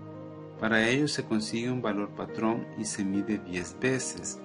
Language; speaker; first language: Spanish; native; Spanish